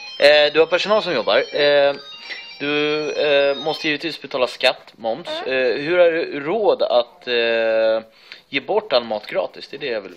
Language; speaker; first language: Swedish; native; Swedish